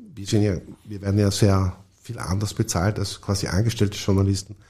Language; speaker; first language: German; native; German